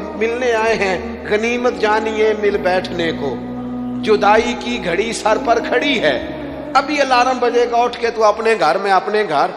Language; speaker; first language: Urdu; non-native, local second language; Punjabi